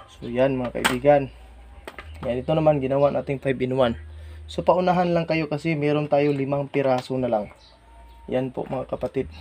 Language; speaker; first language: Filipino; non-native, local second language; Cebuano